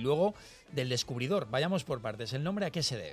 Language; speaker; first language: Spanish; native; Spanish